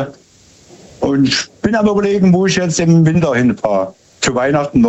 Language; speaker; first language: German; native; German